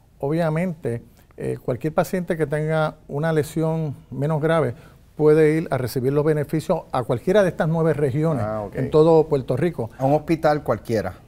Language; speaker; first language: Spanish; native; Spanish